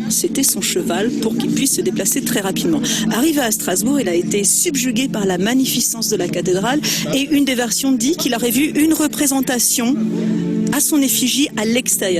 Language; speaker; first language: French; native; French